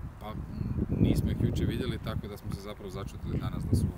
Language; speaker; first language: Croatian; native; Croatian